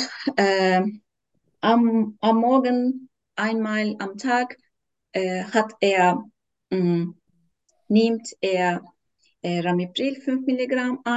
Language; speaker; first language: German; non-native, learner; Turkish